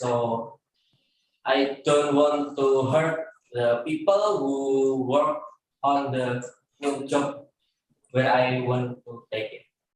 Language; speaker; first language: English; non-native, learner; Indonesian